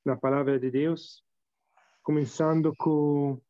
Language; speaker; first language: Portuguese; non-native, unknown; Italian